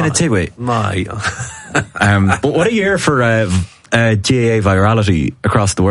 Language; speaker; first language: English; native; English